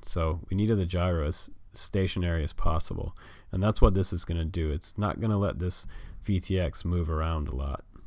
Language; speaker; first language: English; native; English